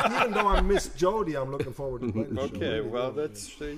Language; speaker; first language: English; non-native, fluent; German